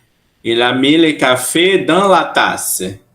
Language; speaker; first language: French; non-native, fluent; Portuguese